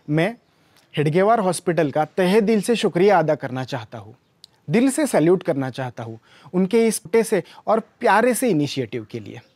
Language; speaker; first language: Hindi; non-native, local second language; Marathi